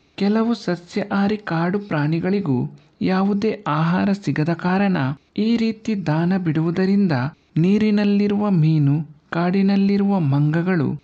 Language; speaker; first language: Kannada; non-native, local second language; Tulu